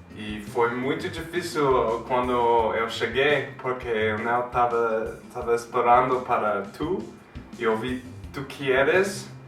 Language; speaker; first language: Portuguese; non-native, fluent; English